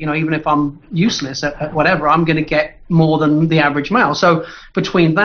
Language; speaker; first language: English; native; English